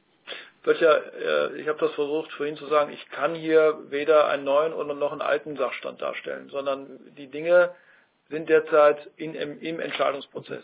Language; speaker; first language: German; native; German